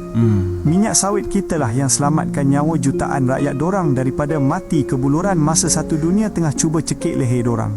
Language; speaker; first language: Malay; native; Malay